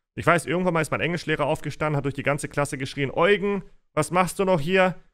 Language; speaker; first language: German; early bilingual, other home language; Russian